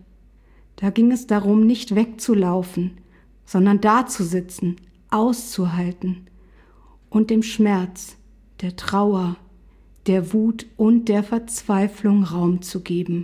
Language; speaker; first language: German; native; German